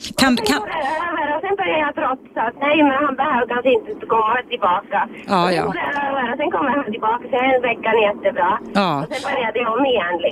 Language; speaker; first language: Swedish; non-native, fluent; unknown